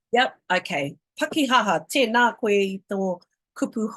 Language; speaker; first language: Māori; non-native, local second language; English